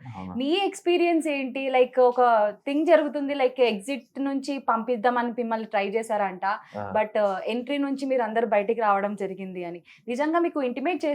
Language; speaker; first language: Telugu; native; Telugu